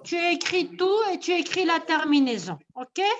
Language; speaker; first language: French; non-native, local second language; Arabic